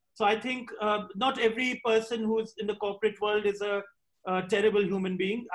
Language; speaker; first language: English; non-native, local second language; Hindi